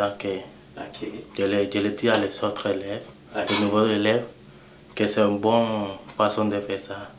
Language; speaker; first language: French; non-native, local second language; Haitian Creole